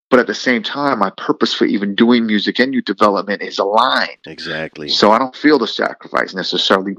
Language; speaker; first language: English; native; English